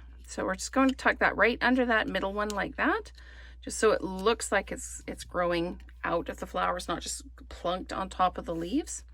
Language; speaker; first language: English; native; English